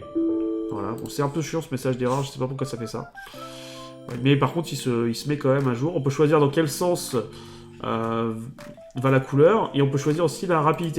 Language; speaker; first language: French; native; French